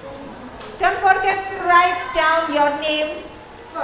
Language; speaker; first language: English; non-native, fluent; Indonesian